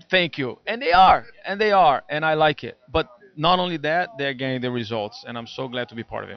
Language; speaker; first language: English; non-native, fluent; Portuguese